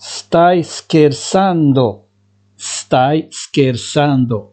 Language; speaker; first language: Italian; non-native, fluent; Arabic